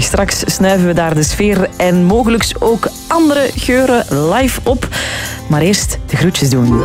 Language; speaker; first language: Dutch; native; Dutch